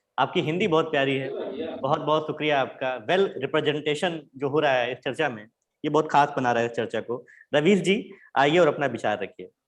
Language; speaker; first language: Hindi; native; Hindi